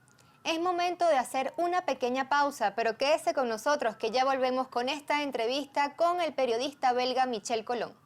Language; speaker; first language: Spanish; native; Spanish